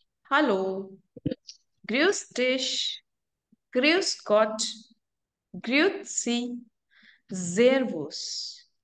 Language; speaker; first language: German; non-native, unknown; Hindi